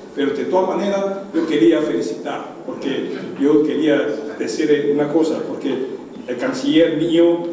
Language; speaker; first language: Spanish; non-native, fluent; Chinese